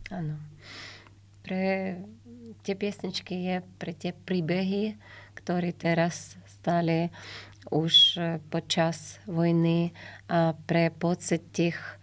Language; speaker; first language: Slovak; non-native, learner; Ukrainian